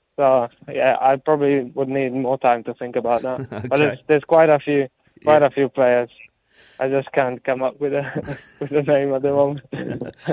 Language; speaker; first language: English; early bilingual, heritage; English